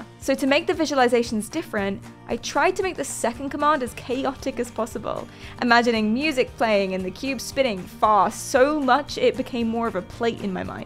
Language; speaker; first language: English; native; English